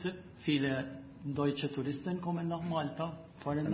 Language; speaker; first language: German; non-native, fluent; Maltese